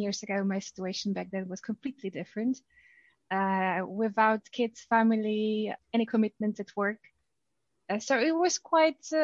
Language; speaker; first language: English; non-native, fluent; Polish